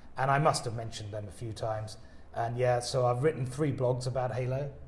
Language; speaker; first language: English; native; English